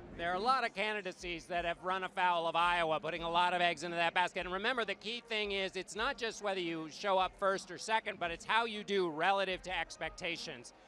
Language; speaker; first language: English; native; English